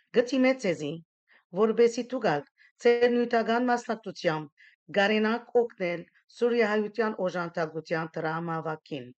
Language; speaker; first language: Armenian; early bilingual, heritage; Armenian